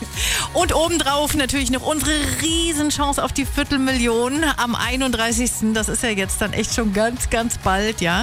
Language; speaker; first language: German; native; German